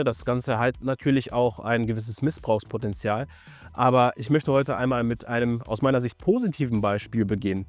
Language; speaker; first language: German; native; German